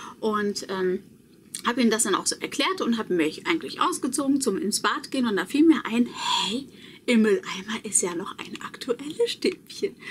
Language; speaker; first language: German; early bilingual, other home language; Polish